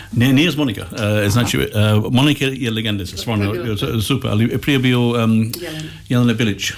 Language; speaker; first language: Croatian; non-native, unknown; English